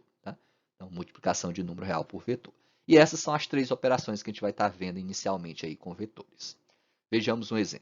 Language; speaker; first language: Portuguese; native; Portuguese